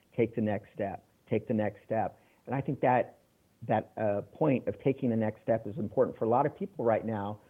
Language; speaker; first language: English; native; English